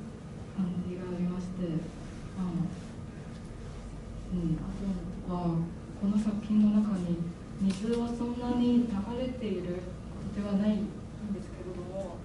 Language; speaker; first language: Japanese; non-native, fluent; Chinese